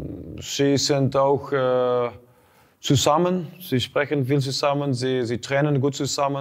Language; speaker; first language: German; non-native, learner; Dutch